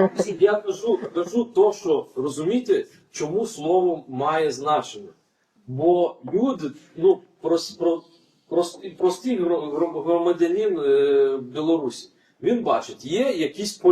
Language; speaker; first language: Ukrainian; non-native, fluent; Lithuanian